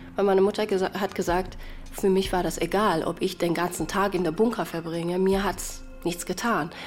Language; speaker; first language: German; early bilingual, other home language; Persian